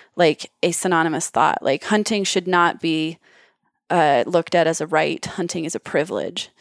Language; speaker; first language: English; native; English